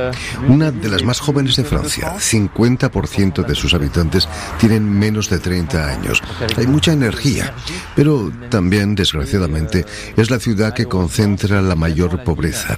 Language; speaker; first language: Spanish; native; Spanish